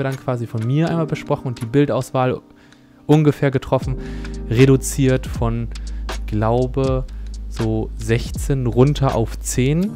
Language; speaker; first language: German; native; German